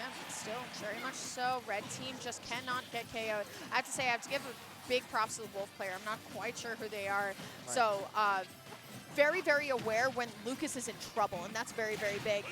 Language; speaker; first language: English; native; English